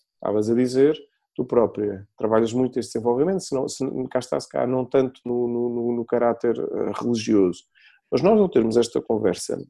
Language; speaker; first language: Portuguese; native; Portuguese